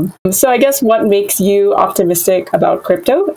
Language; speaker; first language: English; non-native, local second language; Filipino